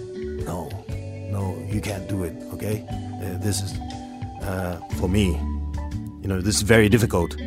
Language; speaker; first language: English; early bilingual, other home language; Japanese